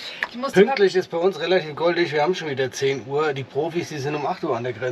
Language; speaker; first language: German; native; German